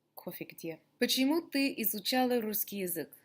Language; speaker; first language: Russian; non-native, learner; English